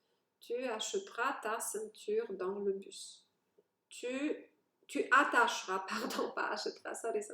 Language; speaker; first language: French; non-native, fluent; Polish